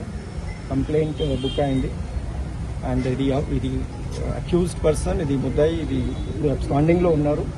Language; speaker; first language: Telugu; non-native, learner; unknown